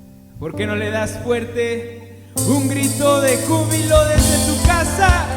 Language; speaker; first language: Spanish; native; Spanish